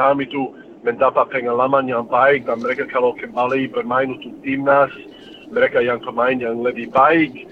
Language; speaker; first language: Indonesian; non-native, fluent; English